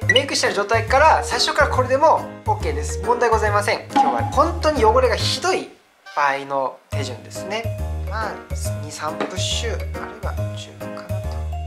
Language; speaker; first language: Japanese; non-native, fluent; Korean